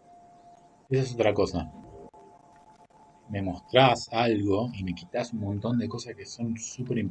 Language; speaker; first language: Spanish; native; Spanish